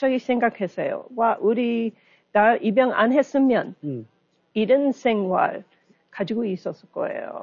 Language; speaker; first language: Korean; non-native, learner; English